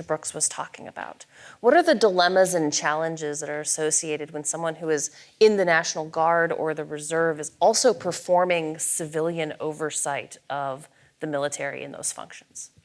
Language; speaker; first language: English; native; English